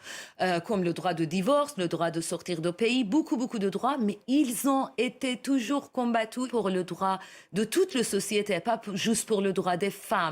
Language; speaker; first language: French; non-native, learner; Persian